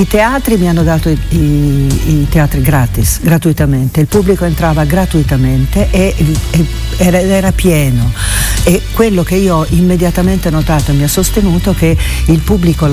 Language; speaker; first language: Italian; native; Italian